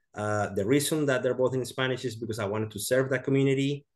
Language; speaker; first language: English; non-native, fluent; Spanish